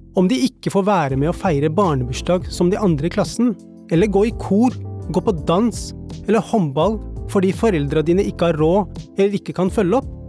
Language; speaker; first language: Norwegian; early bilingual, other home language; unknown